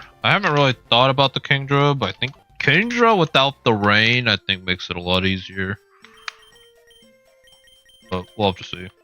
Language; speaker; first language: English; native; English